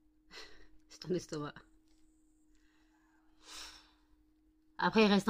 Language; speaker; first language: French; native; French